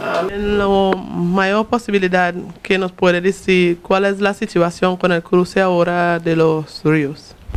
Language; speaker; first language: Spanish; non-native, fluent; English